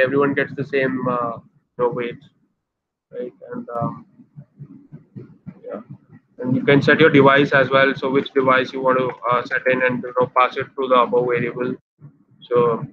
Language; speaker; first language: English; non-native, local second language; Hindi